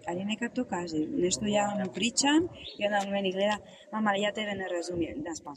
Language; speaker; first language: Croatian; non-native, learner; Spanish